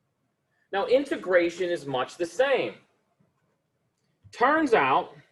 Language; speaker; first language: English; native; English